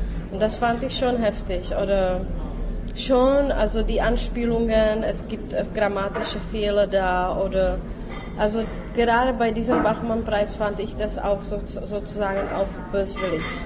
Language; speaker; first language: German; non-native, fluent; Czech